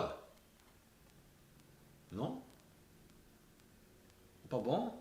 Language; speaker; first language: French; non-native, learner; English